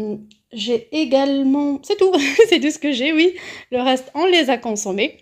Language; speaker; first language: French; native; French